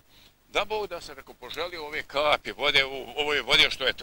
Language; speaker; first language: Bosnian; native; Bosnian